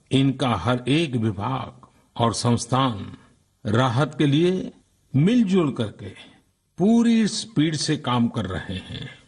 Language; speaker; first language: Hindi; non-native, local second language; Gujarati